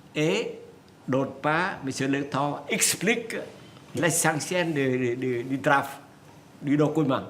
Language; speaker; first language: French; non-native, fluent; Vietnamese